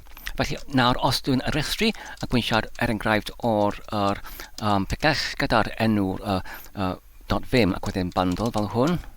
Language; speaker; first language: Welsh; non-native, fluent; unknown